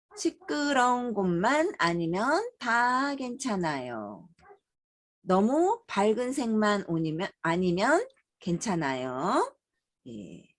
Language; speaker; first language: Korean; native; Korean